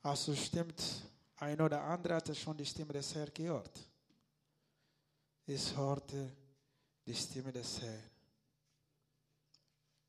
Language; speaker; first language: German; non-native, learner; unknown